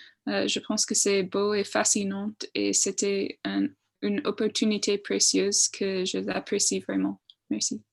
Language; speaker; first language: French; non-native, fluent; English